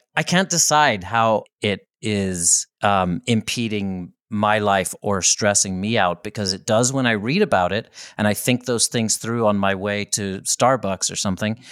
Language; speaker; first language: English; native; English